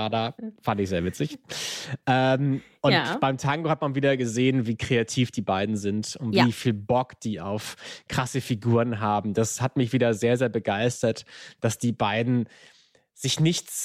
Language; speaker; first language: German; native; German